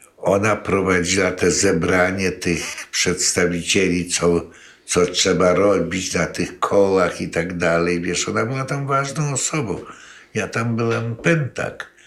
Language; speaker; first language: Polish; native; Polish